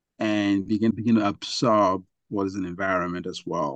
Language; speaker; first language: English; non-native, local second language; Igbo